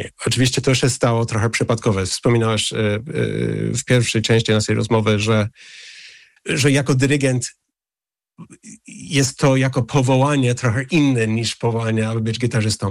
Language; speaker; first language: Polish; early bilingual, heritage; English